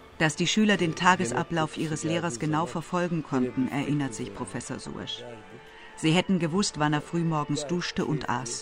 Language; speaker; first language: German; native; German